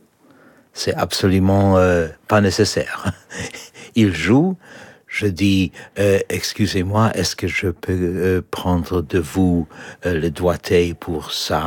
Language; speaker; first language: French; non-native, fluent; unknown